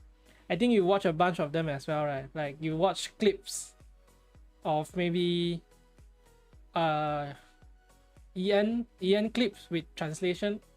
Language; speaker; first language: English; non-native, fluent; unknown